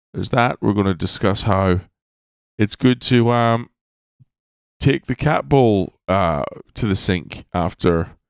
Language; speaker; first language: English; native; English